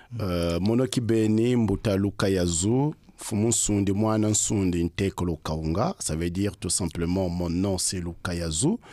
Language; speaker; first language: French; non-native, local second language; Kongo